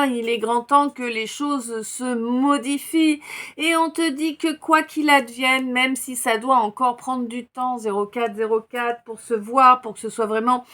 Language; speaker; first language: French; native; French